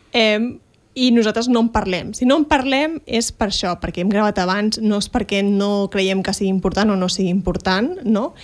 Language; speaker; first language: Catalan; native; Catalan